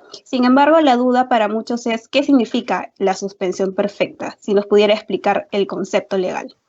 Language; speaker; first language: Spanish; native; Spanish